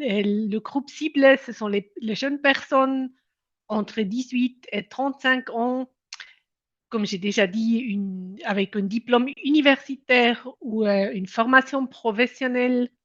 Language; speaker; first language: French; non-native, local second language; German